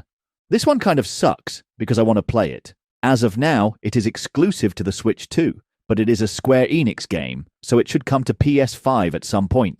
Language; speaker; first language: English; native; English